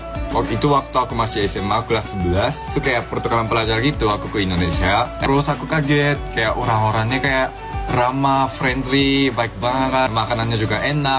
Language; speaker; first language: Indonesian; non-native, fluent; Japanese